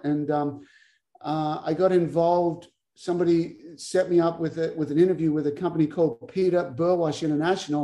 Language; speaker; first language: English; native; English